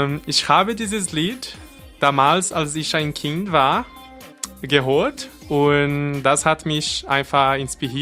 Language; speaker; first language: German; non-native, fluent; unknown